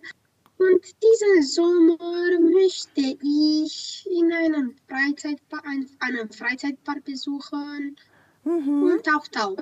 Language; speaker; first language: German; non-native, learner; Romanian